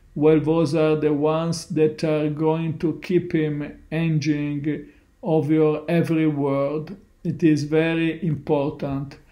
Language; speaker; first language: English; non-native, learner; Italian